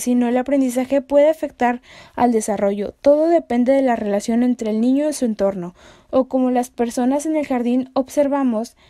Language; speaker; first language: Spanish; native; Spanish